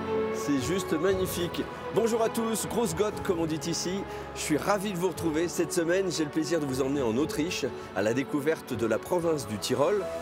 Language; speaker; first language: French; native; French